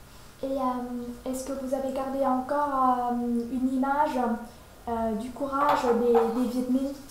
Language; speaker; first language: French; non-native, fluent; Vietnamese